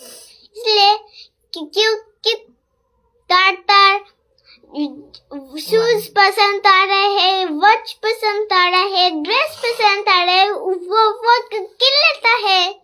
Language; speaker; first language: Hindi; non-native, local second language; Bangla